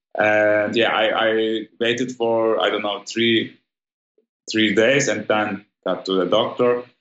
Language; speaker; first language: English; non-native, fluent; German